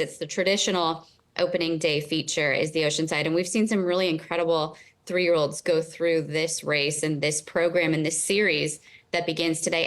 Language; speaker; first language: English; native; English